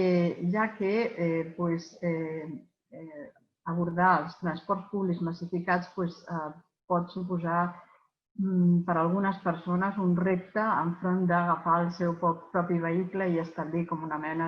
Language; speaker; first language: Catalan; native; Catalan